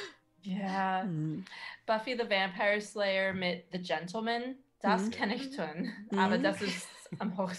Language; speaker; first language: German; non-native, learner; English